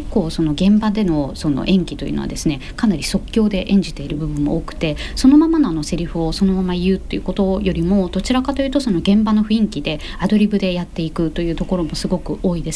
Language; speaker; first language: Japanese; native; Japanese